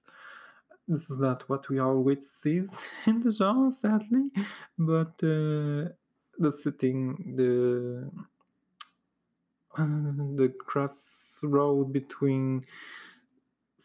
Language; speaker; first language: English; non-native, fluent; French